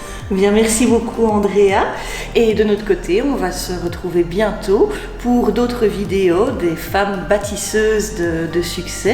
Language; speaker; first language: French; native; French